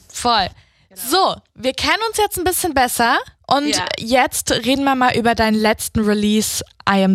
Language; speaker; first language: German; native; German